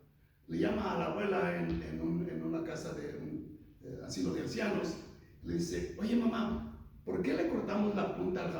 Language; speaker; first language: Spanish; native; Spanish